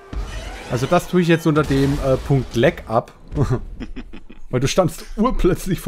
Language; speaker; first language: German; native; German